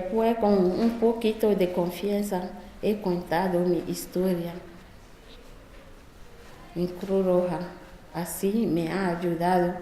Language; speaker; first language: Spanish; non-native, learner; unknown